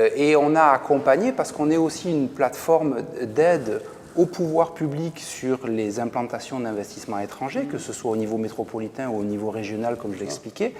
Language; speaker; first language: French; native; French